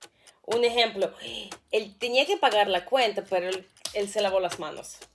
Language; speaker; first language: Spanish; non-native, fluent; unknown